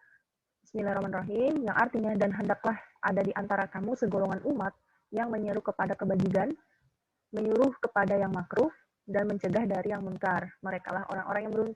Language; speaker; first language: Indonesian; native; Indonesian